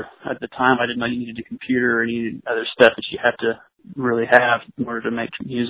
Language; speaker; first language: English; native; English